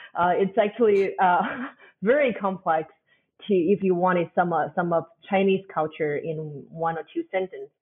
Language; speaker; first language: English; non-native, fluent; Chinese